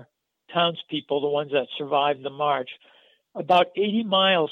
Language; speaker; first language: English; native; English